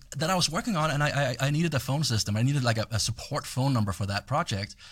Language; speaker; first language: English; non-native, fluent; Danish